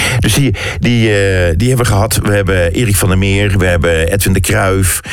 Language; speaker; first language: Dutch; native; Dutch